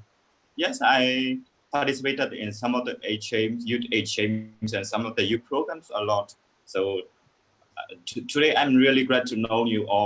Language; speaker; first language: English; non-native, learner; Burmese